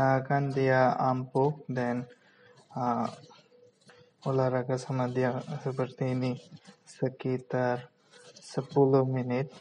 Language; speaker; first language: Indonesian; non-native, fluent; Bangla